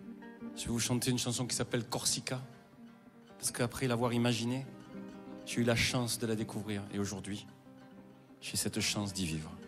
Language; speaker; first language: French; native; French